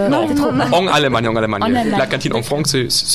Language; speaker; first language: French; non-native, learner; German